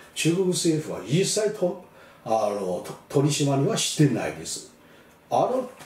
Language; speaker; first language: Japanese; non-native, fluent; Chinese